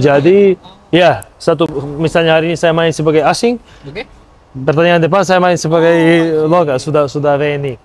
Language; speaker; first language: Indonesian; non-native, fluent; Serbian